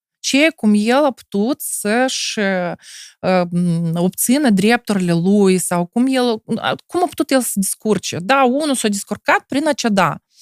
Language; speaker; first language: Romanian; non-native, local second language; Russian